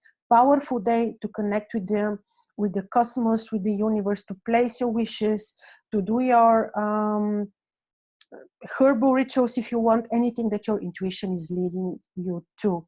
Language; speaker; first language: English; non-native, fluent; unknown